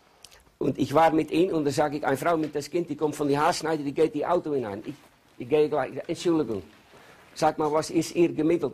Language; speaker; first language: German; non-native, learner; Dutch